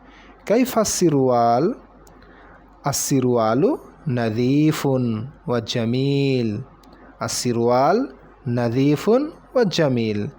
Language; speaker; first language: Arabic; non-native, fluent; Bangla